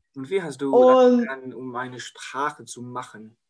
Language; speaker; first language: German; non-native, learner; French